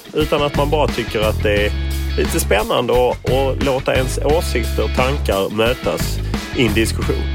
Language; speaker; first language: Swedish; native; Swedish